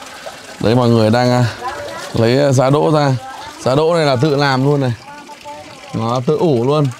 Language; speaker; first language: Vietnamese; native; Vietnamese